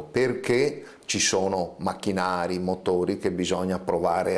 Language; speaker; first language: Italian; native; Italian